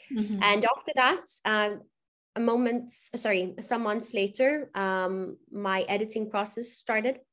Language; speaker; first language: English; non-native, fluent; Swedish